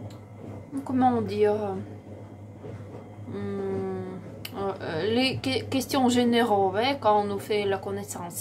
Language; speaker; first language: French; non-native, learner; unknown